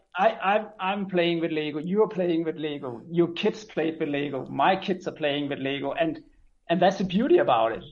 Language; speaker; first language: English; non-native, fluent; Danish